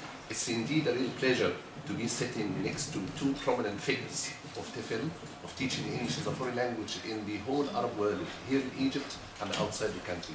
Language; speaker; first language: English; non-native, fluent; Arabic